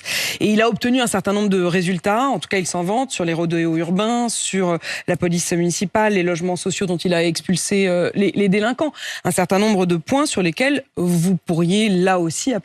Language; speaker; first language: French; native; French